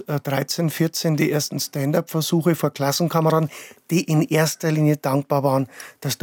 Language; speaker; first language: German; native; German